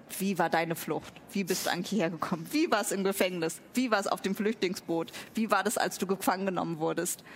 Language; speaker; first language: German; early bilingual, other home language; Vietnamese